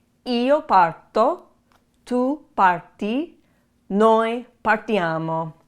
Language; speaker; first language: Italian; non-native, fluent; English